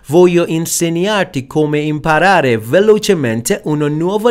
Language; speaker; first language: Italian; non-native, learner; Persian